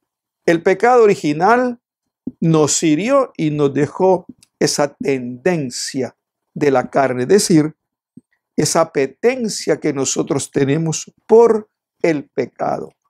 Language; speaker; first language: Spanish; native; Spanish